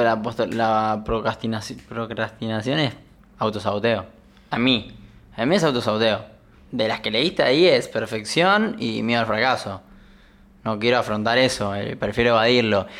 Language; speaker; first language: Spanish; native; Spanish